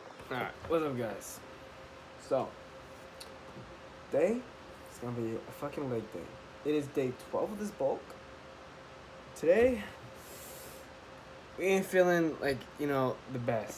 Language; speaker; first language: English; native; English